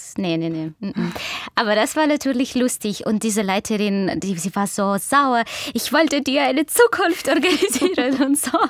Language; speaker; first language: German; non-native, fluent; Russian